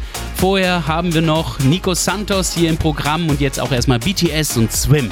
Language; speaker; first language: German; native; German